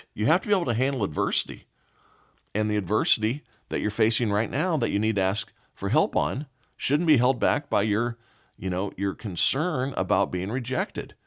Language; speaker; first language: English; native; English